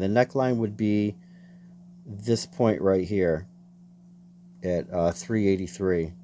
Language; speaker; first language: English; native; English